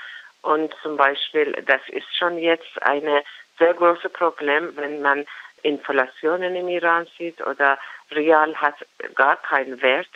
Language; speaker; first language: German; non-native, fluent; Persian